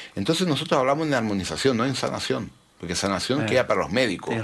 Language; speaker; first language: Spanish; early bilingual, heritage; Spanish